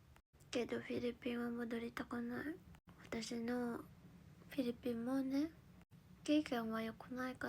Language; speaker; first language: Japanese; early bilingual, heritage; Filipino